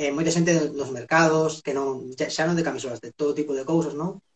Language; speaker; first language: Galician; non-native, local second language; Spanish